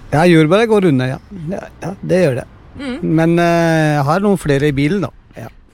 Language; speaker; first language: Norwegian; non-native, fluent; Punjabi